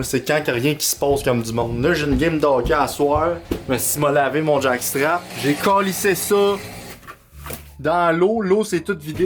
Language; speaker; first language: French; native; French